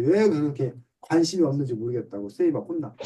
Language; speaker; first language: Korean; native; Korean